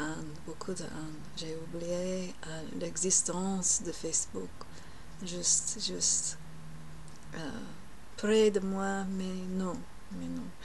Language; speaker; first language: French; non-native, learner; English